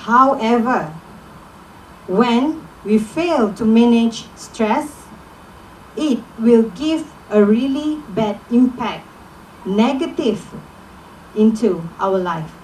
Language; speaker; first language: English; non-native, local second language; Malay